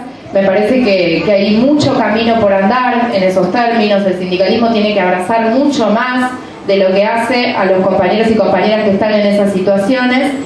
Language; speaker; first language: Spanish; native; Spanish